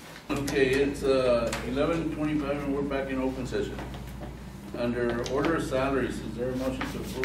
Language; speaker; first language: English; early bilingual, other home language; Spanish